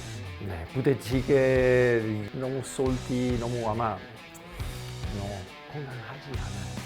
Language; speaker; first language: Korean; non-native, learner; Italian